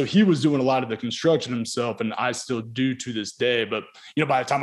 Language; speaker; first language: English; native; English